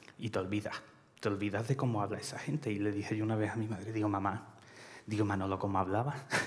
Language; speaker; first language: Spanish; early bilingual, other home language; Ukrainian